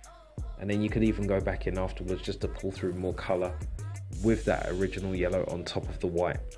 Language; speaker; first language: English; native; English